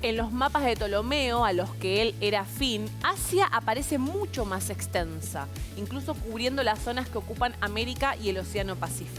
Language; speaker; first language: Spanish; native; Spanish